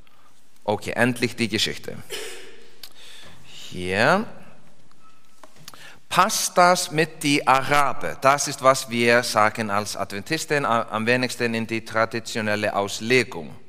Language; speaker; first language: German; non-native, fluent; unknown